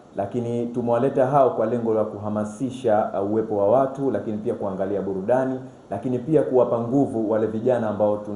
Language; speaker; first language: Swahili; native; Swahili